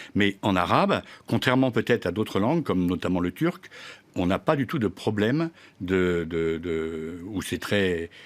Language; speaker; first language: French; native; French